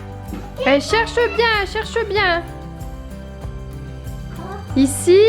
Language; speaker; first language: French; native; French